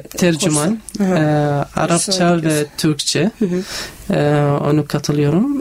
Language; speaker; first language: Turkish; non-native, fluent; Arabic